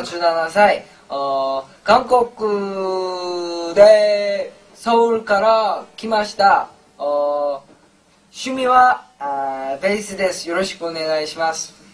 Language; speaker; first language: Japanese; non-native, learner; Korean